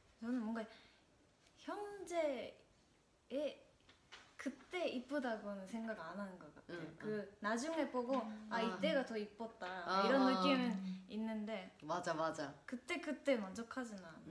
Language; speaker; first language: Korean; non-native, fluent; Japanese